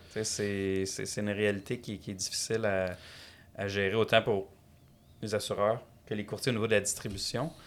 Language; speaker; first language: French; native; French